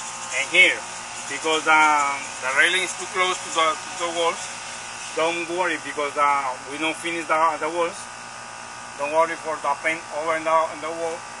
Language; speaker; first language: English; non-native, learner; Spanish